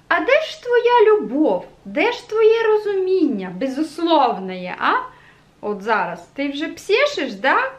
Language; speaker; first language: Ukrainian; non-native, local second language; Russian